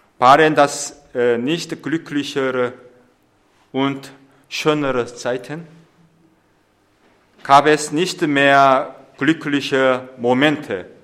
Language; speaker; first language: German; non-native, fluent; Korean